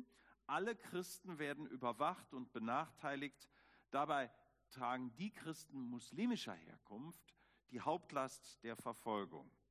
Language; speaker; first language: German; native; German